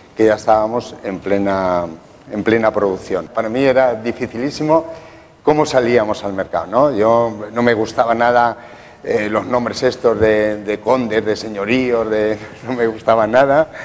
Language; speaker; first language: Spanish; native; Spanish